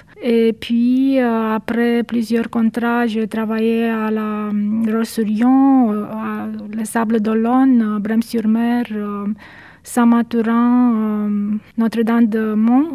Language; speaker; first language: French; non-native, fluent; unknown